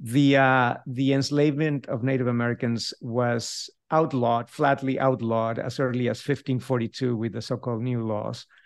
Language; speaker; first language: English; non-native, fluent; Spanish